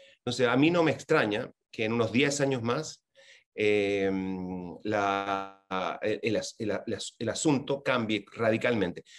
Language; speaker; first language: Spanish; native; Spanish